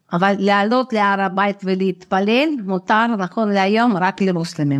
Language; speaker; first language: Hebrew; non-native, fluent; Russian